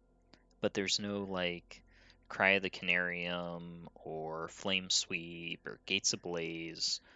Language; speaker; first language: English; native; English